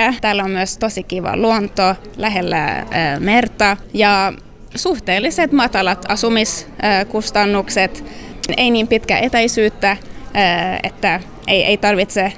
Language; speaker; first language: Finnish; non-native, local second language; Swedish